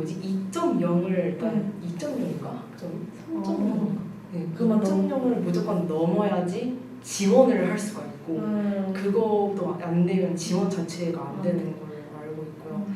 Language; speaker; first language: Korean; native; Korean